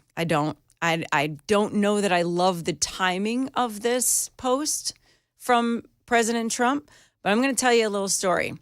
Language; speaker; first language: English; native; English